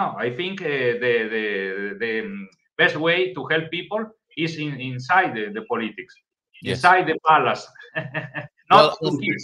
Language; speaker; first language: English; non-native, learner; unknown